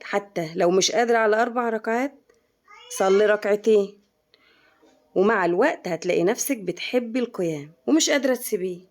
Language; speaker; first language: Arabic; native; Arabic